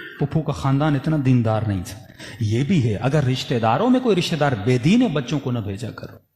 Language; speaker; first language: Urdu; early bilingual, heritage; Urdu